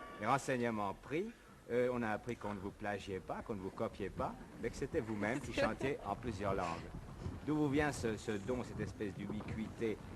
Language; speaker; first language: French; native; French